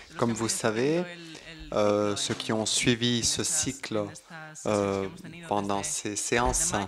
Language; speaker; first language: French; non-native, fluent; Spanish